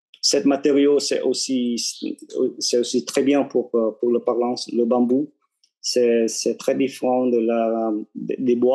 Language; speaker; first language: French; non-native, fluent; Vietnamese